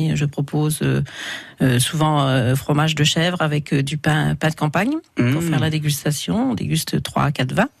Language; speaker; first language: French; native; French